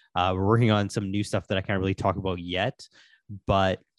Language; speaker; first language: English; native; English